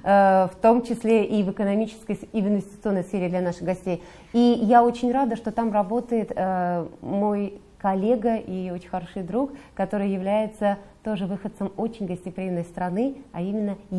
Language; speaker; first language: Russian; native; Russian